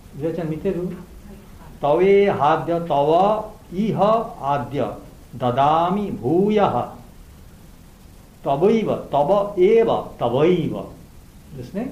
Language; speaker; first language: Japanese; non-native, learner; Bangla